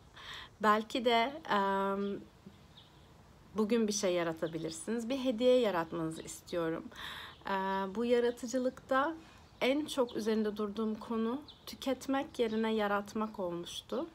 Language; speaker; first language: Turkish; native; Turkish